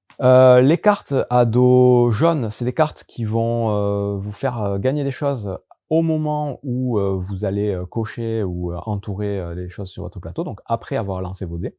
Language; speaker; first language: French; native; French